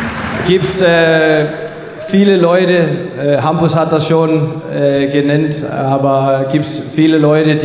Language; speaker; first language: German; non-native, fluent; Danish